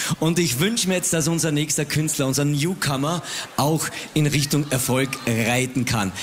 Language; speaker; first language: German; native; German